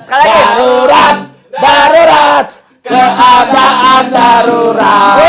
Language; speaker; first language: Indonesian; native; Indonesian